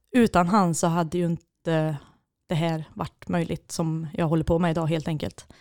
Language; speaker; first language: Swedish; native; Swedish